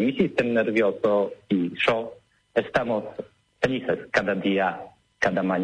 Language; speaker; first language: Spanish; non-native, learner; Polish